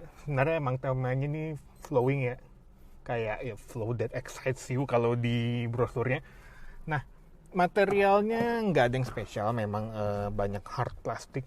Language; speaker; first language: Indonesian; native; Indonesian